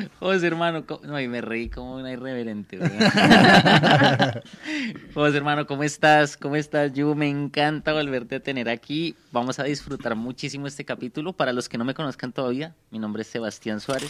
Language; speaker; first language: Spanish; native; Spanish